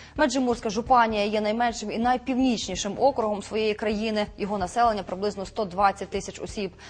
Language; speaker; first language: Ukrainian; native; Ukrainian